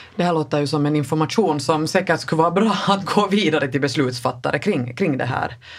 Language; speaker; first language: Swedish; native; Swedish